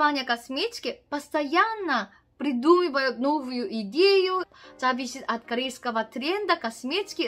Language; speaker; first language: Russian; non-native, learner; Korean